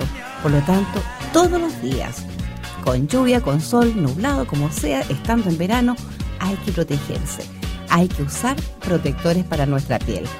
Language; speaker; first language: Spanish; native; Spanish